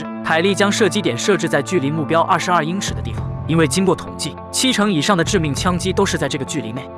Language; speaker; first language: Chinese; native; Chinese